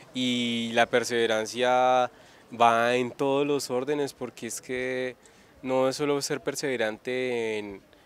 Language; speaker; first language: Spanish; native; Spanish